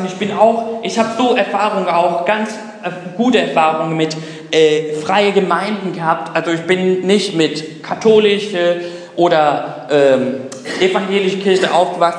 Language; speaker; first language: German; non-native, fluent; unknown